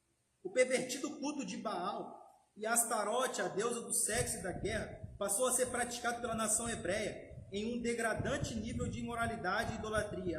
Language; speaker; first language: Portuguese; native; Portuguese